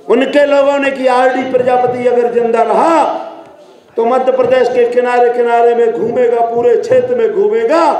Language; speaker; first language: Hindi; native; Hindi